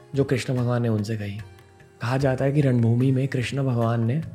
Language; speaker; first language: Hindi; non-native, local second language; English